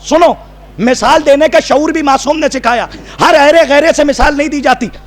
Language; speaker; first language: Urdu; native; Urdu